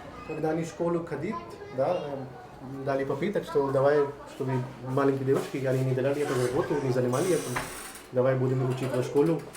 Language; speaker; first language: Russian; non-native, learner; Hindi